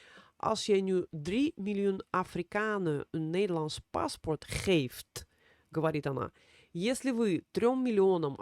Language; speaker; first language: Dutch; non-native, fluent; Russian